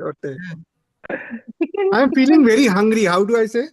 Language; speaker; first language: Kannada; non-native, learner; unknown